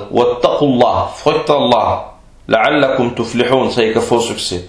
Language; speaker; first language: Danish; early bilingual, other home language; Arabic